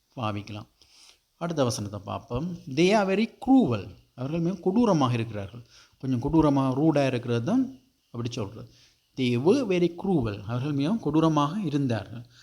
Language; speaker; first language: Tamil; native; Tamil